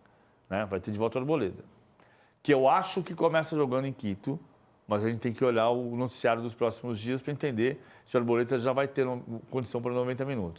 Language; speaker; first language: Portuguese; native; Portuguese